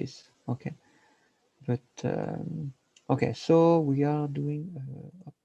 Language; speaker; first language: English; non-native, learner; French